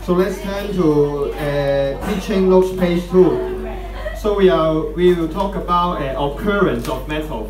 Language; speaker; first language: English; non-native, local second language; Cantonese